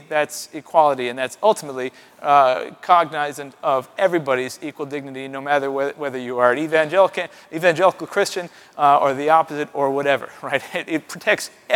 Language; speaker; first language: English; native; English